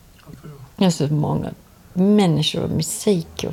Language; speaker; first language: Swedish; non-native, fluent; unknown